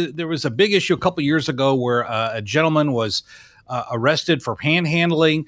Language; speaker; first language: English; native; English